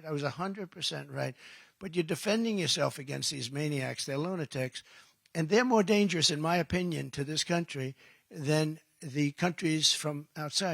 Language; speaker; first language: English; native; English